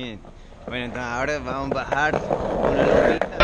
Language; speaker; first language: Spanish; native; Spanish